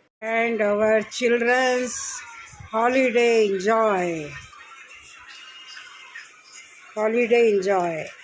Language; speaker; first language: English; non-native, learner; Hindi